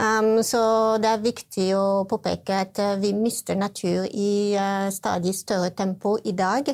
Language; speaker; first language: Norwegian; non-native, fluent; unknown